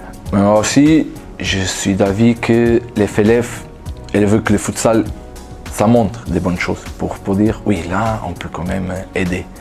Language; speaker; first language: French; non-native, fluent; Portuguese